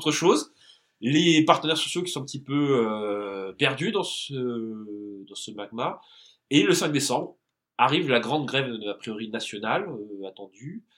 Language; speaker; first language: French; native; French